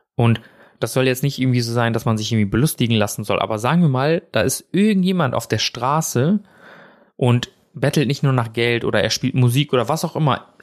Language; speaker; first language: German; early bilingual, other home language; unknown